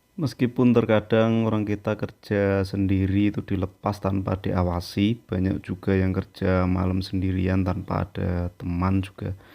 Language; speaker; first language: Indonesian; non-native, local second language; Javanese